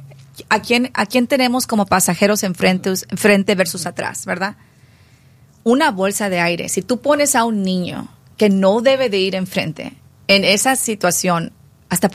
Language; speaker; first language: Spanish; early bilingual, heritage; Spanish